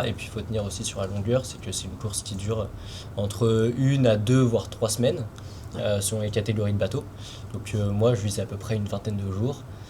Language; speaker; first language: French; native; French